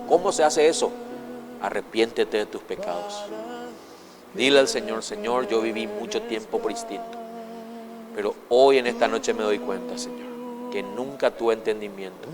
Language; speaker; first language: Spanish; native; Spanish